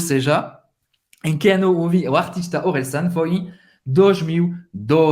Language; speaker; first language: Portuguese; non-native, fluent; French